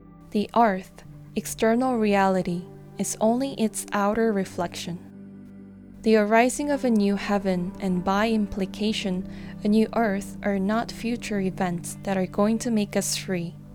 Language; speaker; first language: English; non-native, fluent; Korean